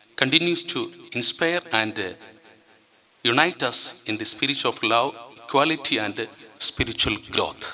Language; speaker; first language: English; non-native, local second language; Malayalam